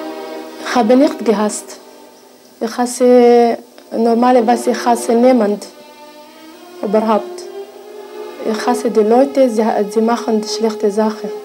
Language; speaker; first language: German; non-native, learner; Hebrew